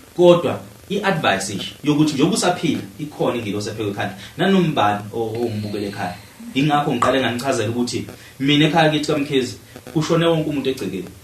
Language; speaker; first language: Zulu; native; Zulu